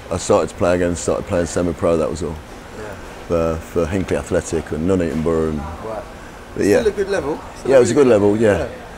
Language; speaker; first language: English; native; English